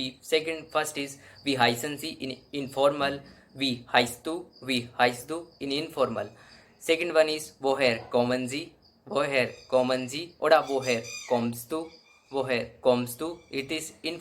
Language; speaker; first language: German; non-native, local second language; Hindi